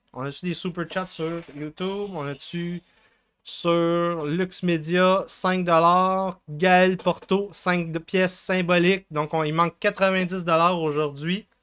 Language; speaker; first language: French; native; French